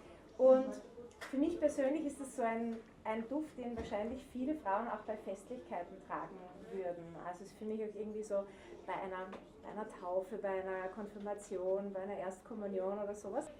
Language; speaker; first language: German; native; German